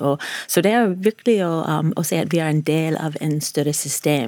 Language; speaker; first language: Norwegian; non-native, fluent; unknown